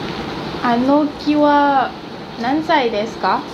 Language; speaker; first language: Japanese; non-native, learner; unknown